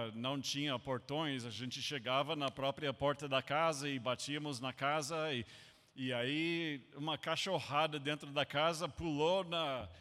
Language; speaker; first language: Portuguese; non-native, fluent; English